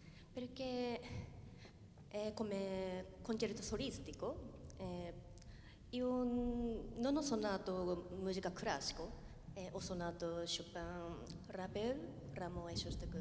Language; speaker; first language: Italian; non-native, learner; Japanese